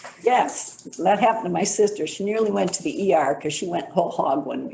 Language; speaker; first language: English; native; English